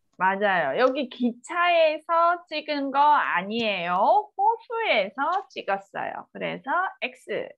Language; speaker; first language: Korean; native; Korean